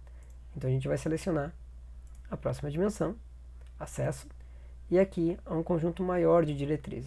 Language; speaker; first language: Portuguese; native; Portuguese